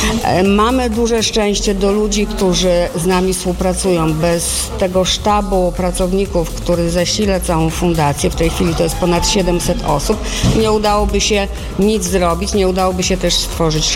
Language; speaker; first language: Polish; native; Polish